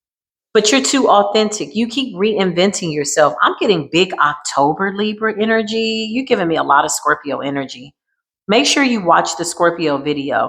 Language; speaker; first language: English; native; English